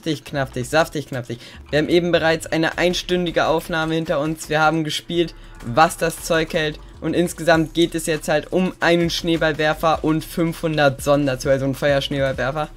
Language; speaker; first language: German; native; German